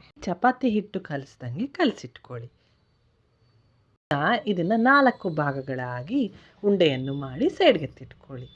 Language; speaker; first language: Kannada; native; Kannada